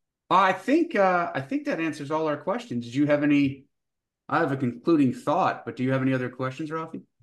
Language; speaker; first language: English; native; English